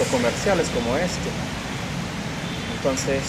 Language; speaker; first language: Spanish; non-native, fluent; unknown